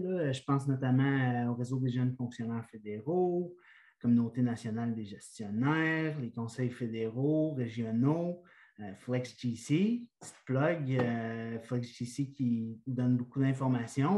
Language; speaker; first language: French; native; French